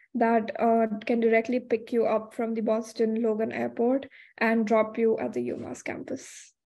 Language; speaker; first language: English; non-native, local second language; Hindi